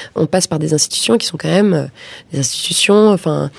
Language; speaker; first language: French; native; French